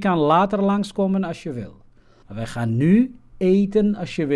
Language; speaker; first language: Dutch; non-native, fluent; Somali